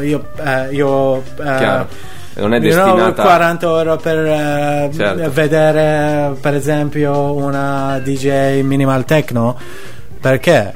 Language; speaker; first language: Italian; non-native, learner; Persian